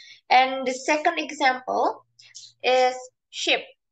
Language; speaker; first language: English; non-native, fluent; Indonesian